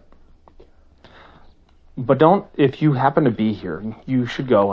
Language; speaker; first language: English; native; English